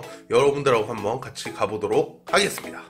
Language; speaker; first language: Korean; native; Korean